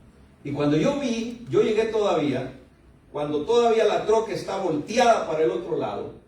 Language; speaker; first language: Spanish; native; Spanish